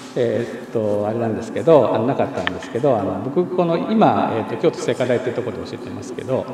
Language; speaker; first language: Japanese; native; Japanese